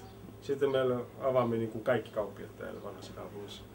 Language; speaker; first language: Finnish; early bilingual, heritage; Finnish